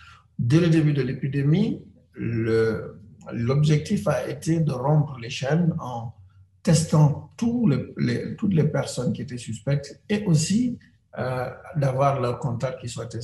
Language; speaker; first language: French; non-native, local second language; Wolof